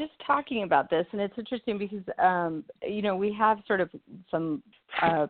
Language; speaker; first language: English; native; English